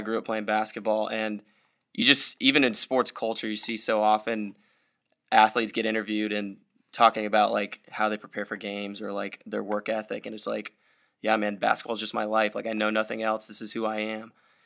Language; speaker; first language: English; native; English